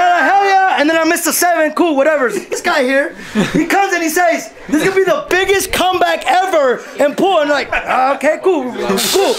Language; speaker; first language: English; early bilingual, other home language; Spanish